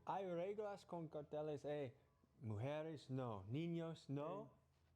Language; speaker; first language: Spanish; non-native, learner; English